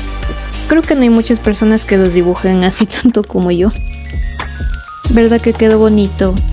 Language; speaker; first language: Spanish; native; Spanish